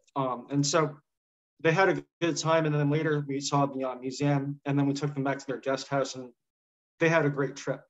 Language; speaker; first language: English; native; English